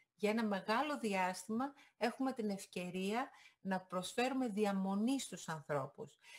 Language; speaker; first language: Greek; native; Greek